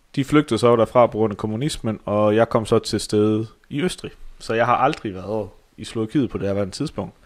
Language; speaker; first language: Danish; early bilingual, other home language; Slovak